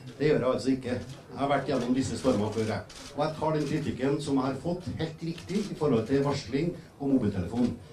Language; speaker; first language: Norwegian; native; Norwegian